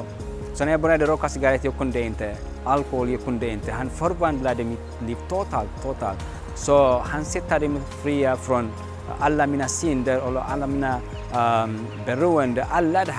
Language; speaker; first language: Swedish; non-native, learner; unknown